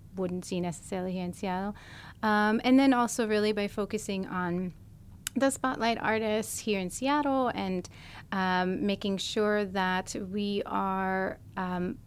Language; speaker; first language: English; non-native, fluent; German